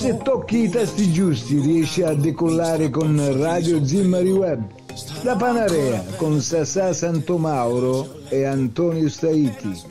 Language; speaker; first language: Italian; native; Italian